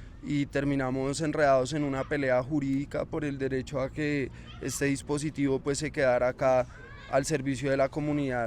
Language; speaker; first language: Spanish; native; Spanish